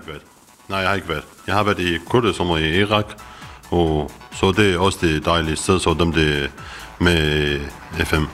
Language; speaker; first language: Danish; non-native, learner; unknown